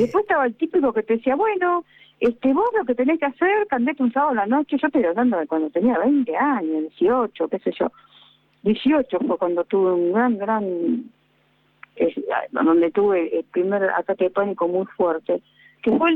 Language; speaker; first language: Spanish; native; Spanish